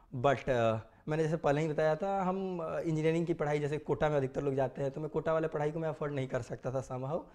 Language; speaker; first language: Hindi; native; Hindi